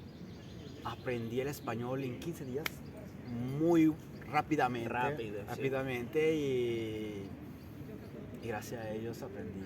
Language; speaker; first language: Spanish; non-native, fluent; Italian